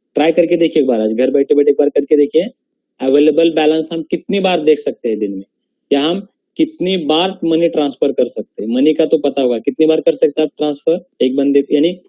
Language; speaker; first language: Hindi; non-native, local second language; Marathi